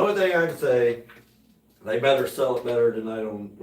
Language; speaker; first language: English; native; English